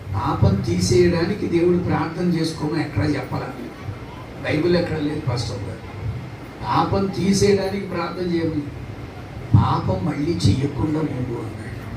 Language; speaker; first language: Telugu; non-native, local second language; Tamil